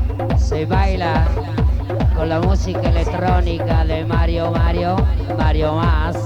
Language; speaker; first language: Spanish; non-native, learner; Italian